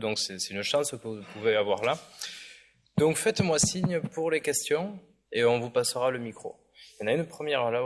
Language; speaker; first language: French; native; French